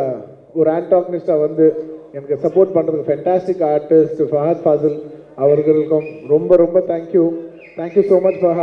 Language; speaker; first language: Tamil; non-native, local second language; Telugu